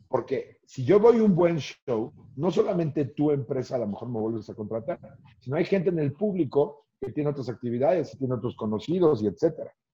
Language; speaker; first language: Spanish; native; Spanish